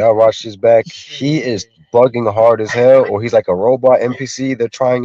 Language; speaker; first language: English; native; English